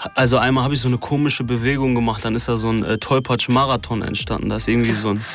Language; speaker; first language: German; native; German